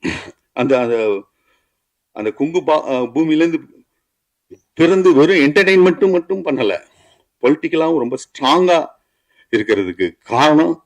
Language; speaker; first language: Tamil; native; Tamil